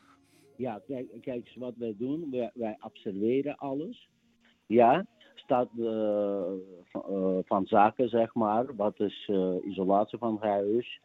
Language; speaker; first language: Dutch; non-native, fluent; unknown